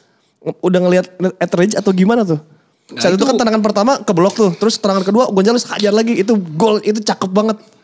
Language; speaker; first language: Indonesian; native; Indonesian